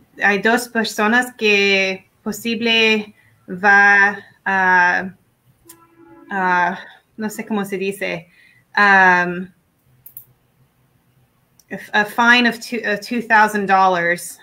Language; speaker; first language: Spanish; non-native, learner; English